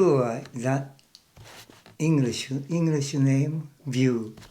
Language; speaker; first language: English; non-native, learner; Japanese